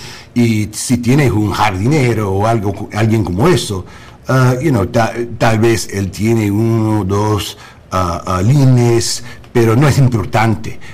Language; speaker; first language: Spanish; non-native, learner; English